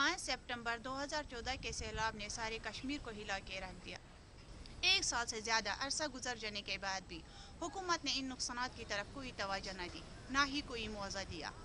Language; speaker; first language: Urdu; non-native, local second language; Kashmiri